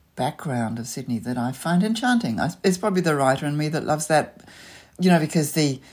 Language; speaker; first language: English; native; English